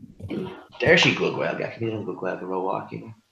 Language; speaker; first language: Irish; non-native, local second language; English